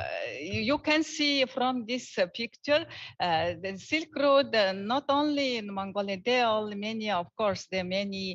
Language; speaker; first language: English; non-native, learner; Mongolian